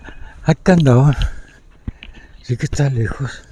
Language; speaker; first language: Spanish; native; Spanish